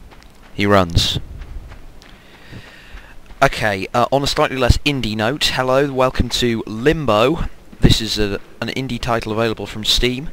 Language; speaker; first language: English; native; English